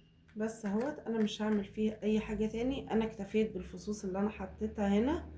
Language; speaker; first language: Arabic; native; Arabic